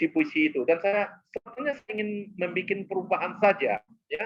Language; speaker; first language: Indonesian; native; Indonesian